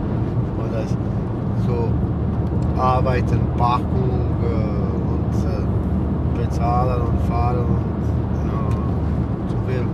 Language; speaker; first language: German; non-native, learner; Croatian